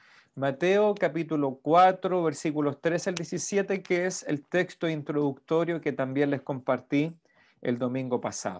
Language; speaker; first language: Spanish; native; Spanish